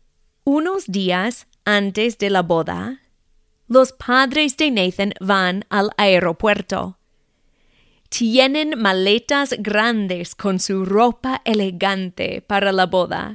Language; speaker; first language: Spanish; non-native, fluent; English